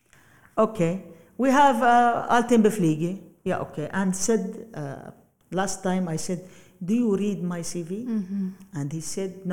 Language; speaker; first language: English; non-native, learner; Arabic